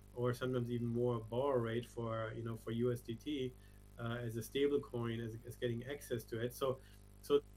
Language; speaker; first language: English; non-native, fluent; German